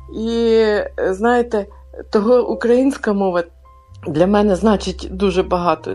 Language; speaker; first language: Ukrainian; non-native, local second language; Russian